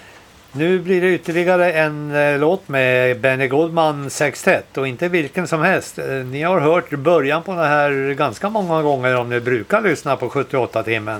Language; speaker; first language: Swedish; native; Swedish